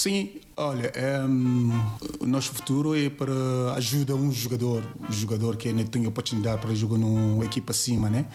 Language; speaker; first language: Portuguese; non-native, learner; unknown